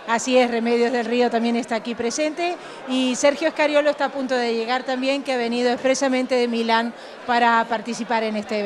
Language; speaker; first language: Spanish; native; Spanish